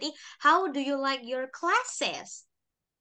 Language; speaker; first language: English; non-native, fluent; Indonesian